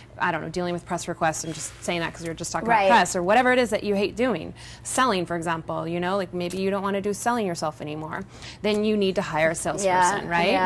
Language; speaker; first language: English; native; English